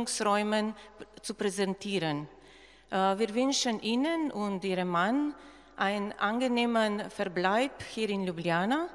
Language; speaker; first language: German; non-native, fluent; Slovenian